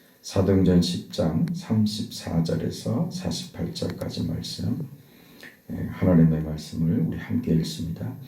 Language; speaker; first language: Korean; native; Korean